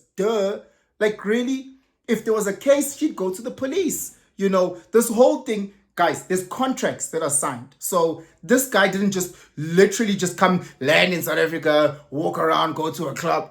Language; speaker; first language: English; non-native, local second language; Zulu